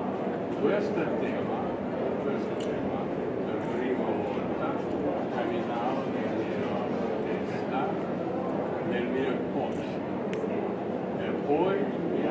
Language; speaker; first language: Italian; non-native, learner; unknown